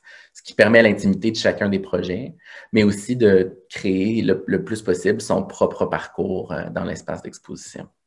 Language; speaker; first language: French; native; French